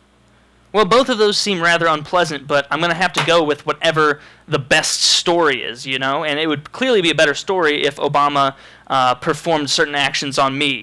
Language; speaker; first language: English; native; English